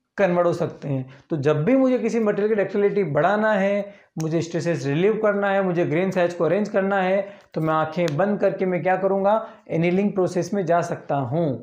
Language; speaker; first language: Hindi; native; Hindi